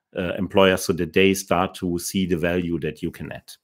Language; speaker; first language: English; non-native, fluent; German